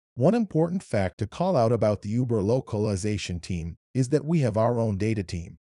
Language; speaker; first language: English; non-native, fluent; Arabic